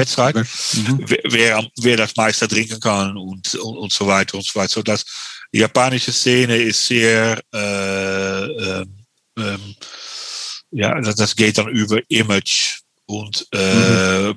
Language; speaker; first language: German; non-native, learner; Dutch